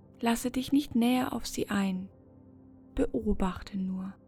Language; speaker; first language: German; native; German